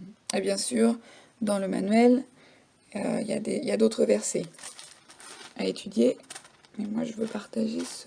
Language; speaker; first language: French; native; French